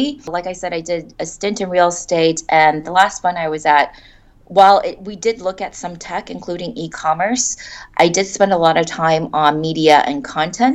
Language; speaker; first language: English; native; English